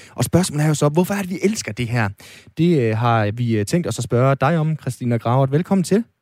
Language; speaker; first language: Danish; native; Danish